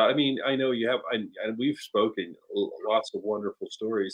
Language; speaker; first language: English; native; English